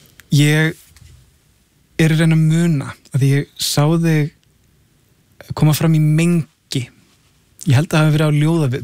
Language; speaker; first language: Icelandic; native; Icelandic